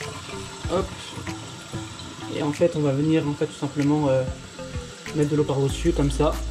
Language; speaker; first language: French; native; French